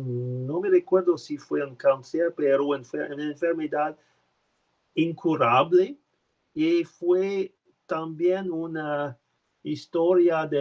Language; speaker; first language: Spanish; non-native, learner; French